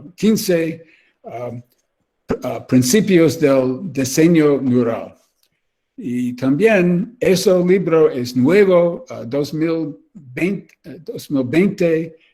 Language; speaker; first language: Spanish; non-native, learner; English